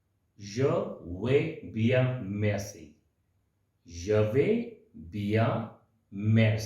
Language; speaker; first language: French; non-native, fluent; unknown